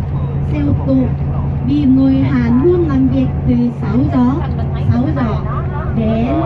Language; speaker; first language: Vietnamese; non-native, learner; Korean